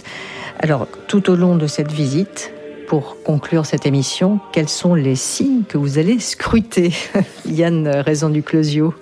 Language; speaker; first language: French; native; French